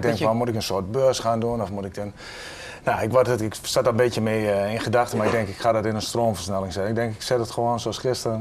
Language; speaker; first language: Dutch; native; Dutch